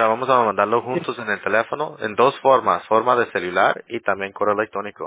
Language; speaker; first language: Spanish; early bilingual, heritage; Spanish